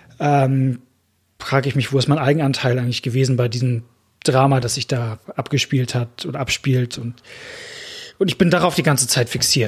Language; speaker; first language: German; native; German